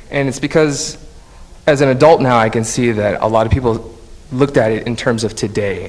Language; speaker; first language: English; native; English